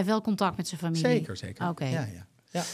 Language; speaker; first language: Dutch; native; Dutch